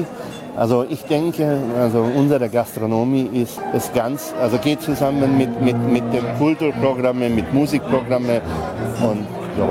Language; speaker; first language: German; non-native, local second language; Hungarian